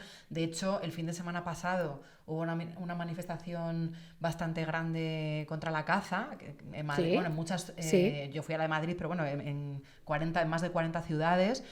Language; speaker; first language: Spanish; native; Spanish